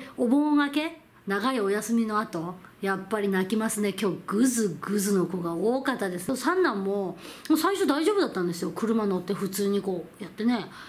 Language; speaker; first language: Japanese; non-native, fluent; Korean